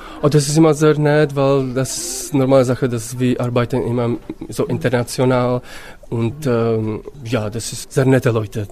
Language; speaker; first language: German; non-native, fluent; Czech